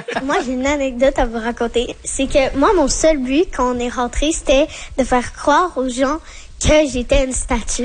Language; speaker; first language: French; native; French